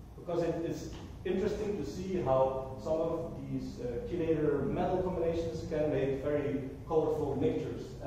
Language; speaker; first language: English; non-native, fluent; Dutch